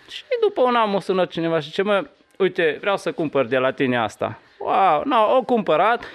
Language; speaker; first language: Romanian; non-native, local second language; Hungarian